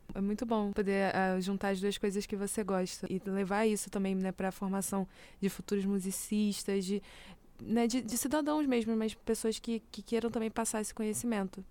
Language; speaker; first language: Portuguese; native; Portuguese